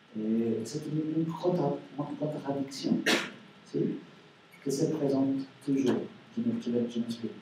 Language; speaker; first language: French; non-native, learner; Spanish